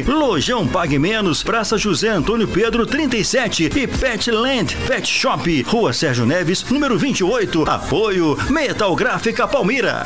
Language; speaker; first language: Portuguese; native; Portuguese